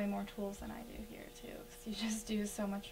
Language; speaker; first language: English; native; English